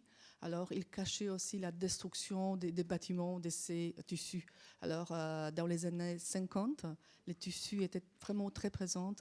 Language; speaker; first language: French; non-native, fluent; Polish